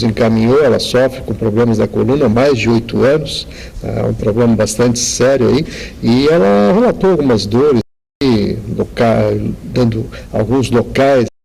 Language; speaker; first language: Portuguese; native; Portuguese